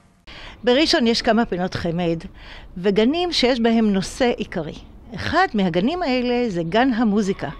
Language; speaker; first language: Hebrew; native; Hebrew